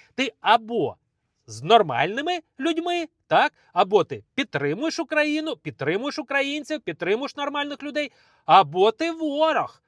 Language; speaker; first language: Ukrainian; native; Ukrainian